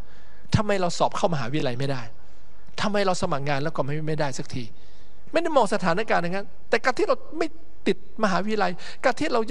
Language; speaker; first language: Thai; native; Thai